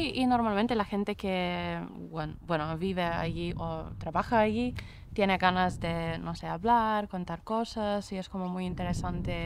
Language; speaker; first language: Spanish; non-native, fluent; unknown